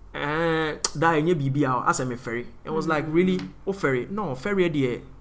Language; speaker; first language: English; non-native, local second language; Akan